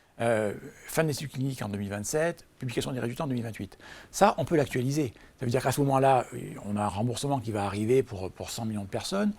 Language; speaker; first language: French; native; French